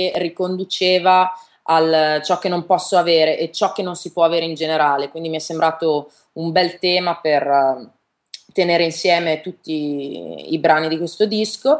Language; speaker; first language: Italian; native; Italian